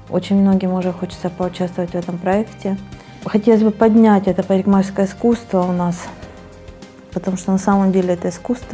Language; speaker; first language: Russian; native; Russian